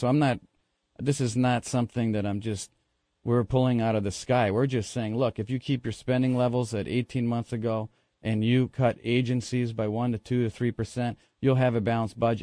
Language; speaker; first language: English; native; English